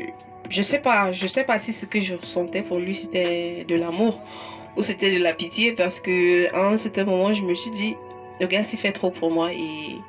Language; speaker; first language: French; non-native, local second language; English